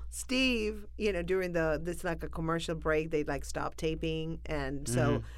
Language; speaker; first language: English; non-native, fluent; Spanish